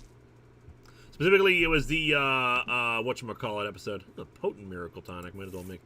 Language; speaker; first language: English; native; English